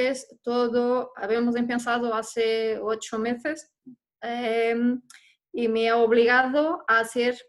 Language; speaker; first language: Spanish; non-native, fluent; Portuguese